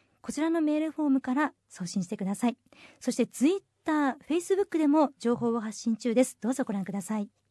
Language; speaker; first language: Japanese; native; Japanese